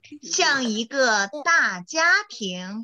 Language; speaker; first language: Chinese; native; Chinese